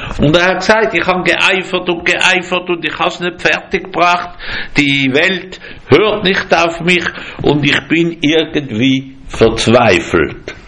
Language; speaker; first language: German; native; German